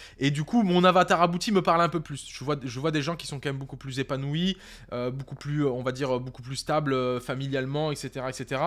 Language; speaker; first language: French; native; French